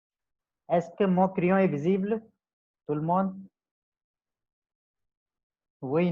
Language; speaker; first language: French; non-native, learner; Hindi